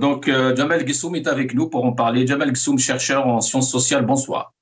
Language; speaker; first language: French; non-native, local second language; Arabic